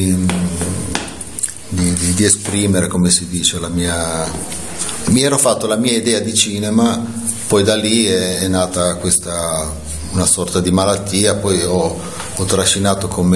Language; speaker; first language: Italian; native; Italian